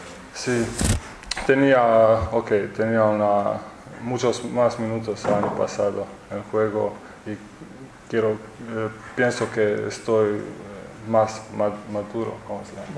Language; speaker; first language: Spanish; non-native, learner; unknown